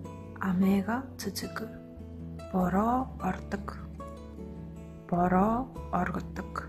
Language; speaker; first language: Japanese; non-native, fluent; Mongolian